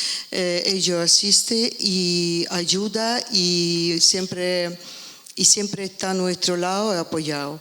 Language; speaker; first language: Spanish; non-native, learner; Ukrainian